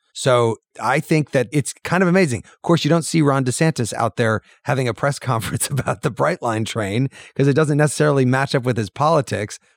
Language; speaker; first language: English; native; English